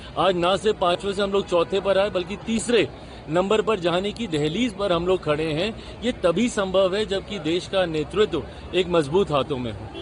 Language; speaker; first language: Hindi; native; Hindi